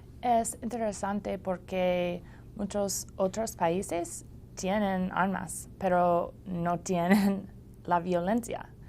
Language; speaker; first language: Spanish; non-native, learner; English